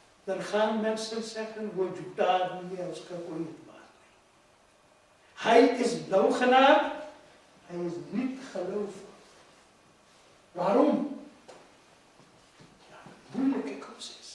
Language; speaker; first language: Dutch; non-native, fluent; Urdu